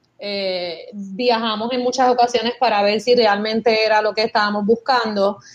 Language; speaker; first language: Spanish; native; Spanish